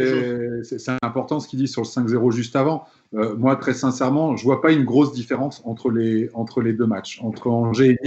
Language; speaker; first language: French; native; French